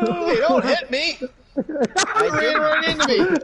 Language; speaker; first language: English; native; English